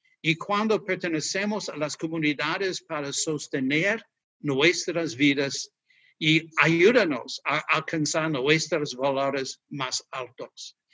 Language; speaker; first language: Spanish; non-native, learner; English